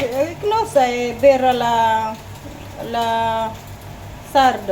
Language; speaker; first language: Italian; non-native, learner; Filipino